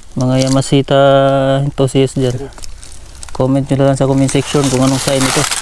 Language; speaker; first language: Filipino; native; Filipino